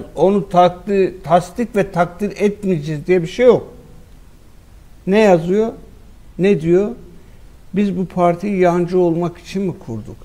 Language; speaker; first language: Turkish; native; Turkish